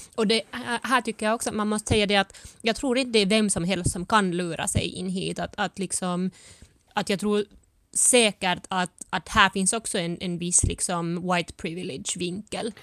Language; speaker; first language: Swedish; early bilingual, other home language; Finnish